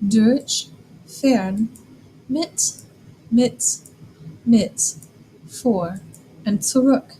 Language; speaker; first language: German; non-native, fluent; English